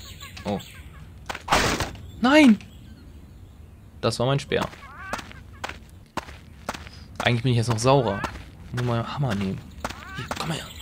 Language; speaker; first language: German; native; German